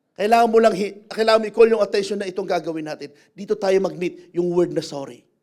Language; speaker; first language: Filipino; non-native, local second language; Iloko